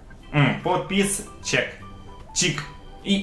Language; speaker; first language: Japanese; non-native, fluent; Russian